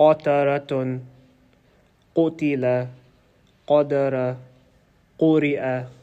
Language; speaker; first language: Arabic; non-native, learner; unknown